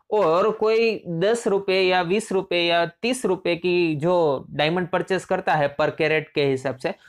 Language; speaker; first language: Hindi; non-native, local second language; Gujarati